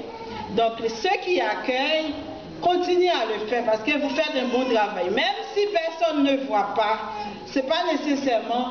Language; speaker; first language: French; non-native, local second language; Haitian Creole